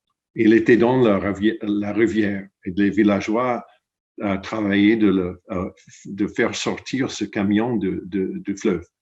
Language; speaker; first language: French; non-native, fluent; English